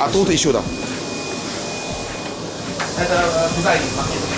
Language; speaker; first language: Russian; non-native, learner; Chinese